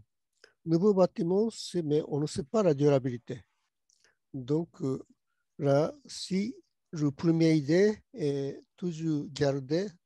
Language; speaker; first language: French; non-native, learner; Japanese